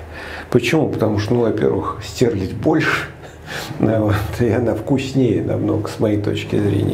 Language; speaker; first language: Russian; native; Russian